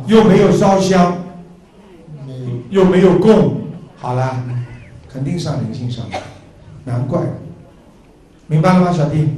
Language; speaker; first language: Chinese; native; Chinese